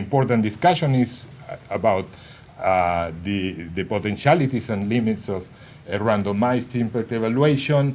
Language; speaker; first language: English; non-native, fluent; Spanish